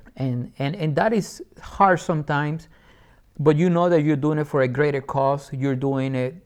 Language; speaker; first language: English; non-native, fluent; Spanish